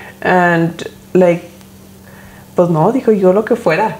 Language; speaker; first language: Spanish; early bilingual, heritage; Spanish